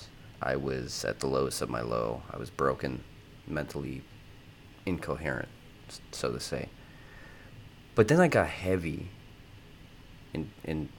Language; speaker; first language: English; native; English